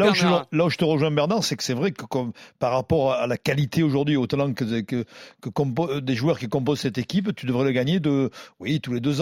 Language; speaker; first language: French; native; French